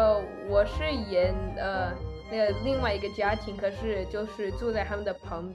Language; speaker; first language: Chinese; early bilingual, other home language; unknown